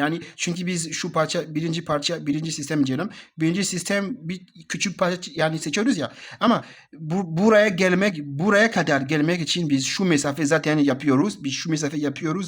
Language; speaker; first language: Turkish; non-native, learner; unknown